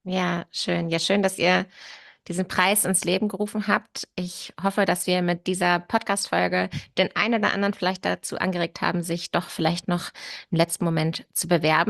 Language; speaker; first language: German; native; German